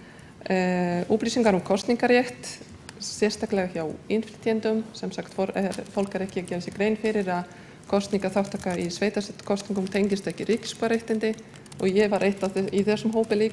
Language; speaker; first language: Icelandic; non-native, fluent; Polish